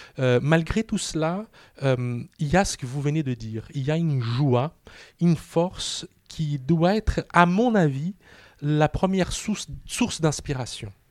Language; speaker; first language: French; non-native, fluent; Portuguese